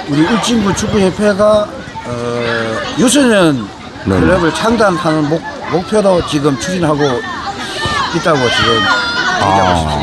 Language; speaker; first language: Korean; native; Korean